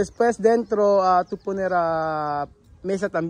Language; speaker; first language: Spanish; non-native, learner; Filipino